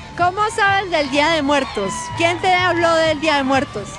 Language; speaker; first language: Spanish; native; Spanish